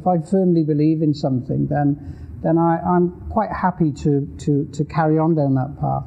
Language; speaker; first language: English; native; English